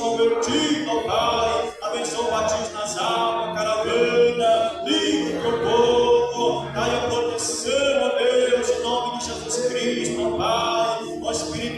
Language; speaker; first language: Portuguese; native; Portuguese